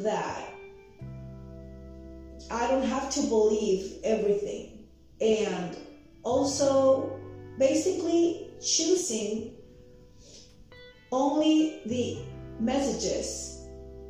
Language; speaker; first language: English; non-native, fluent; Spanish